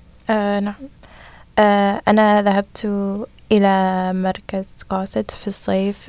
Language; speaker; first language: Arabic; non-native, learner; English